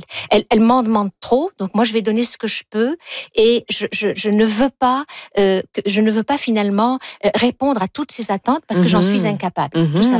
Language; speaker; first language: French; native; French